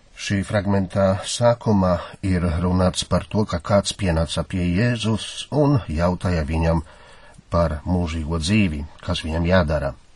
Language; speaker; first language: Latvian; non-native, fluent; Polish